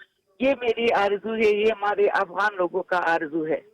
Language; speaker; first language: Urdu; non-native, fluent; Persian